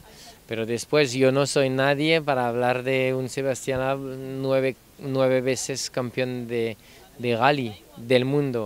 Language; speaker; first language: Spanish; non-native, fluent; French